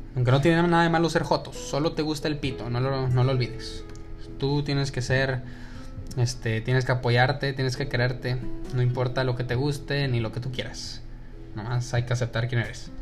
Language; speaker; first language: Spanish; native; Spanish